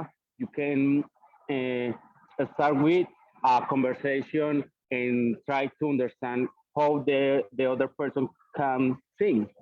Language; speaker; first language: English; non-native, learner; Spanish